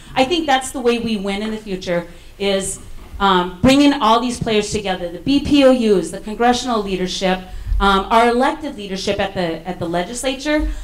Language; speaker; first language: English; native; English